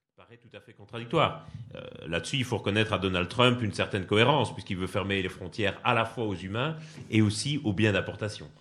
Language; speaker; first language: French; native; French